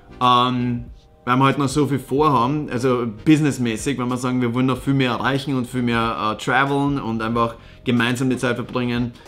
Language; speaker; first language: German; native; German